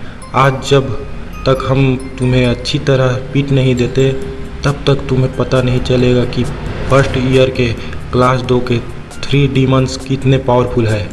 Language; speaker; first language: Hindi; native; Hindi